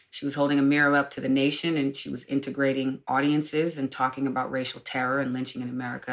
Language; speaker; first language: English; native; English